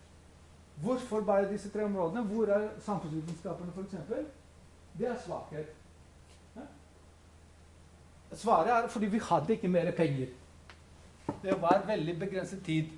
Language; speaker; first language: Norwegian; non-native, fluent; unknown